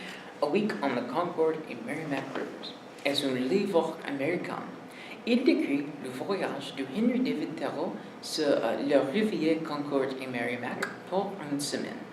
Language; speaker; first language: French; non-native, learner; English